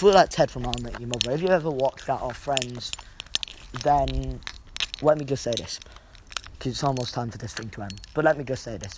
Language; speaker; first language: English; native; English